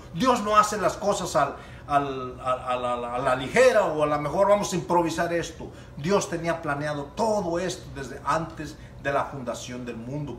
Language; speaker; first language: Spanish; native; Spanish